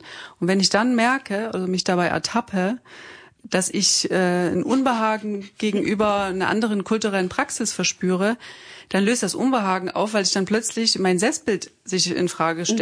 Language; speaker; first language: German; native; German